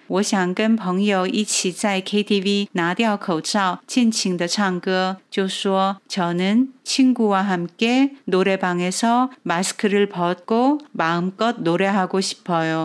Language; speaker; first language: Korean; non-native, fluent; Chinese